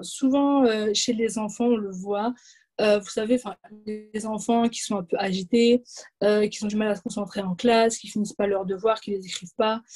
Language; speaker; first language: French; native; French